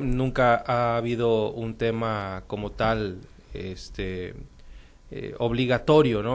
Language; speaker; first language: Spanish; native; Spanish